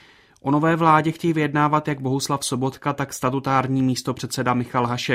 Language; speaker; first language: Czech; native; Czech